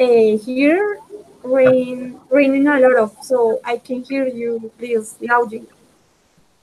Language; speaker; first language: English; non-native, learner; Spanish